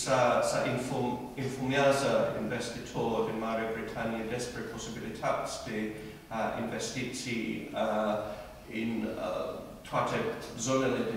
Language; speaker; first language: Romanian; non-native, fluent; English